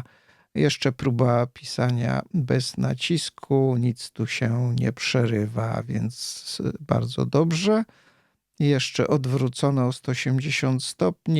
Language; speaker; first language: Polish; native; Polish